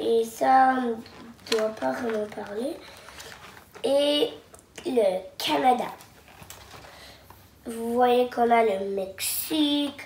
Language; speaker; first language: French; non-native, local second language; English